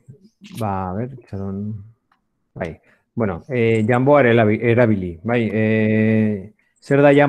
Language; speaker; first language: Basque; non-native, local second language; Spanish